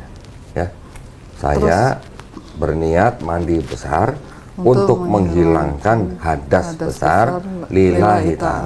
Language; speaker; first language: Indonesian; native; Indonesian